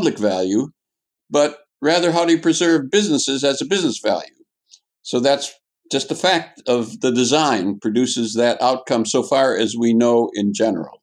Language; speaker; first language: English; native; English